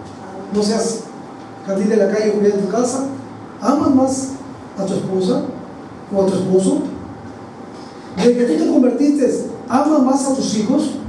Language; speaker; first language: Spanish; native; Spanish